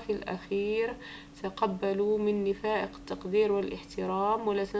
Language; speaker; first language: Arabic; native; Arabic